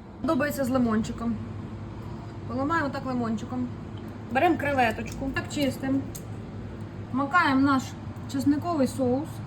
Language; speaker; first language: Ukrainian; native; Ukrainian